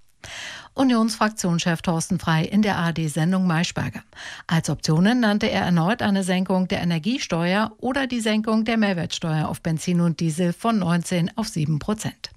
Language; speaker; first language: German; native; German